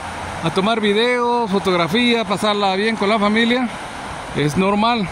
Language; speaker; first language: Spanish; native; Spanish